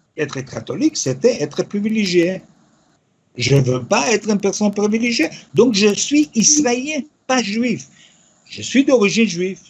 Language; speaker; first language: French; non-native, fluent; Yiddish